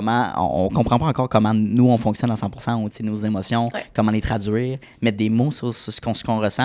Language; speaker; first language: French; native; French